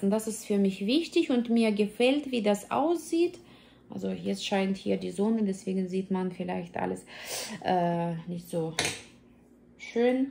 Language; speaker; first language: German; non-native, fluent; Russian